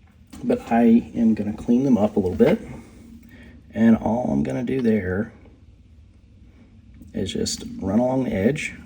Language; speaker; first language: English; native; English